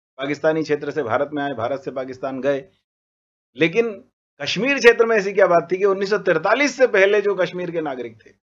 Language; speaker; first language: Hindi; native; Hindi